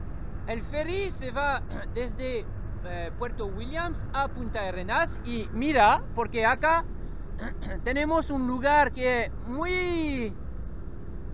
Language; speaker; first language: Spanish; non-native, learner; French